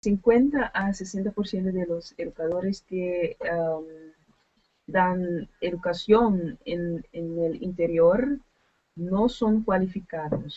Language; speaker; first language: Spanish; non-native, learner; Dutch